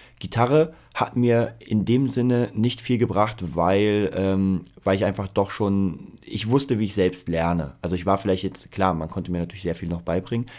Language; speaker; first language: German; early bilingual, other home language; Polish